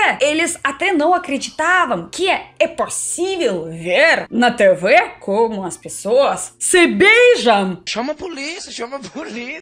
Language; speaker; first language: Portuguese; non-native, fluent; Russian